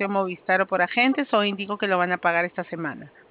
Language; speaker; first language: Spanish; native; Spanish